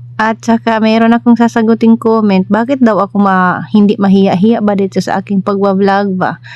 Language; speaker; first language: Filipino; non-native, local second language; Waray